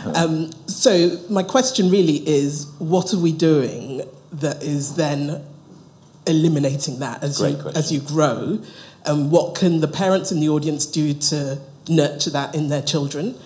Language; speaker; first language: English; native; English